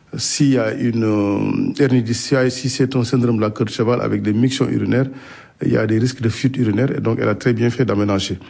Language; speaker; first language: French; non-native, local second language; Wolof